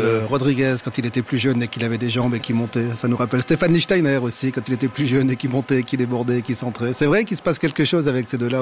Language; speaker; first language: French; native; French